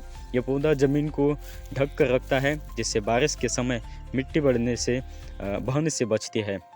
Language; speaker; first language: Hindi; native; Hindi